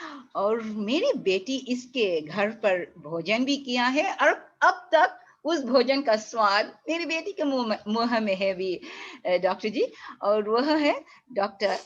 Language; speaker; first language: Hindi; non-native, fluent; English